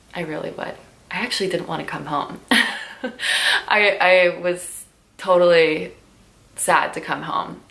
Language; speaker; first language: English; native; English